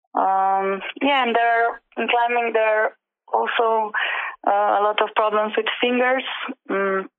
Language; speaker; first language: English; non-native, learner; Slovenian